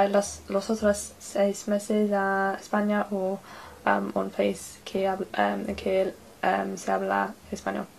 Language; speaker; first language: Spanish; non-native, learner; English